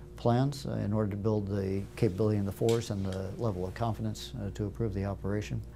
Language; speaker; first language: English; native; English